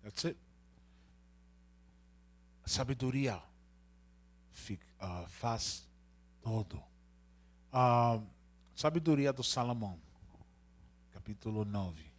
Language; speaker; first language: Portuguese; non-native, learner; Spanish